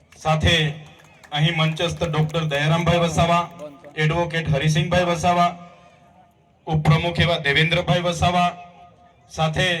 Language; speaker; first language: Gujarati; non-native, local second language; Vasavi